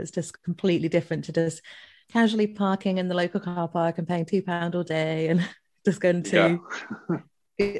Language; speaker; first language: English; non-native, local second language; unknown